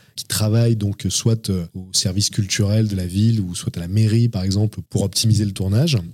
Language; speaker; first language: French; native; French